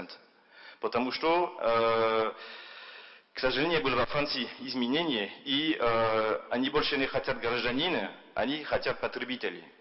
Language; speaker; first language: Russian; non-native, fluent; French